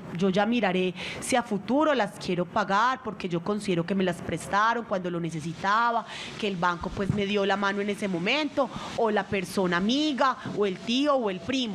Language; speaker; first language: Spanish; native; Spanish